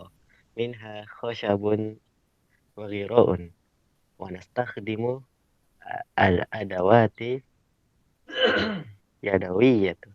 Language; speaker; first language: Arabic; non-native, learner; Malay